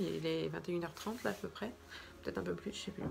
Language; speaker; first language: French; native; French